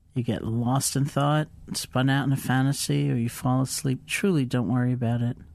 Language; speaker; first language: English; native; English